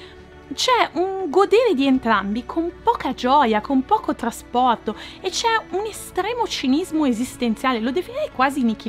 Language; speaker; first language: Italian; native; Italian